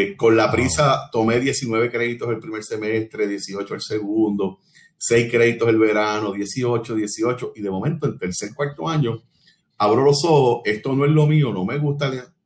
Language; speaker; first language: Spanish; native; Spanish